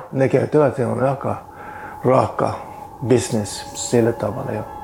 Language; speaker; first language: Finnish; non-native, fluent; Norwegian